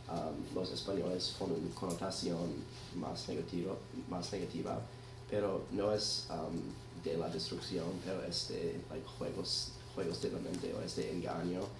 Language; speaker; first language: Spanish; non-native, fluent; English